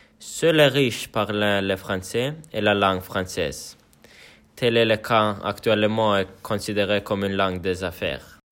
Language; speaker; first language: French; non-native, learner; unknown